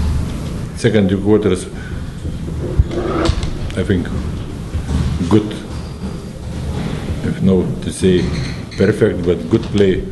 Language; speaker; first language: English; non-native, learner; Lithuanian